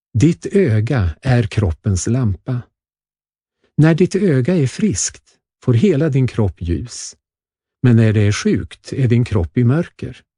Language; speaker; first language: Swedish; native; Swedish